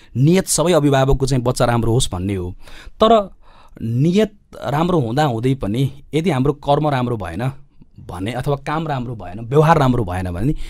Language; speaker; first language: Nepali; native; Nepali